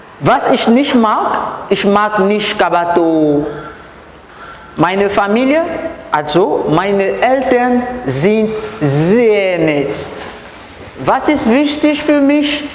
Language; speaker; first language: German; non-native, fluent; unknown